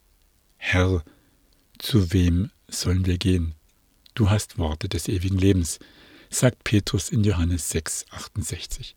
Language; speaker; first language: German; native; German